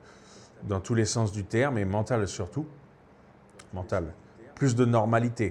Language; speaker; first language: French; native; French